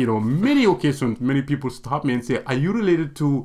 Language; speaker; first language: English; non-native, local second language; Mandingo